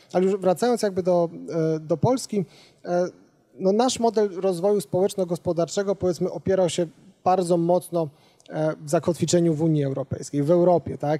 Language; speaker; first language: Polish; native; Polish